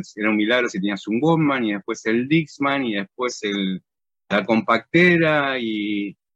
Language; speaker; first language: Spanish; native; Spanish